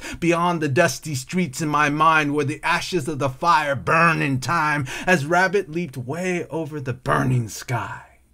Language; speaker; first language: English; native; English